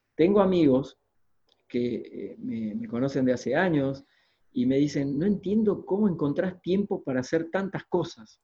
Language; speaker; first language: Spanish; native; Spanish